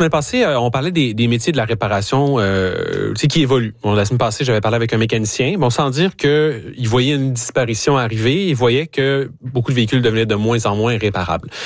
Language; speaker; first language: French; native; French